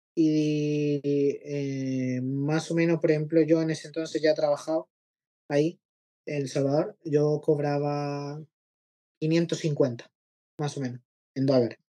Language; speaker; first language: Spanish; native; Spanish